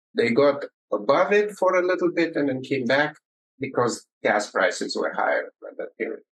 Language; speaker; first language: English; early bilingual, other home language; Romanian